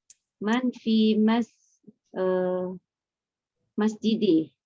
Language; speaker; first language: Arabic; non-native, learner; Indonesian